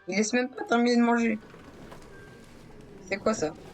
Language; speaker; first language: French; native; French